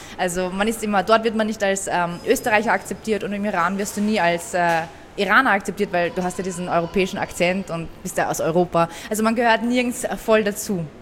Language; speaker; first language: German; early bilingual, other home language; Persian